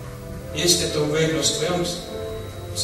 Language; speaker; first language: Russian; non-native, learner; Estonian